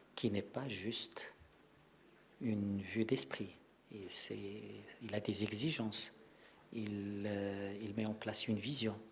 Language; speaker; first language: French; non-native, local second language; Arabic